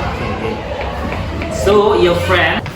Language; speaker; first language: English; non-native, fluent; Indonesian